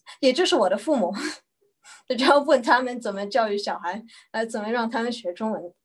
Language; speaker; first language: Chinese; early bilingual, heritage; Chinese